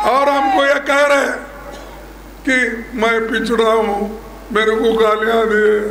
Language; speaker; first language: Hindi; non-native, local second language; Kannada